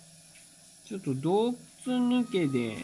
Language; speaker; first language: Japanese; native; Japanese